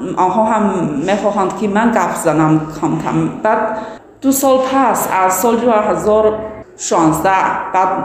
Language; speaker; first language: Persian; non-native, learner; Chinese